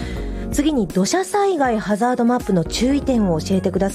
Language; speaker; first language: Japanese; native; Japanese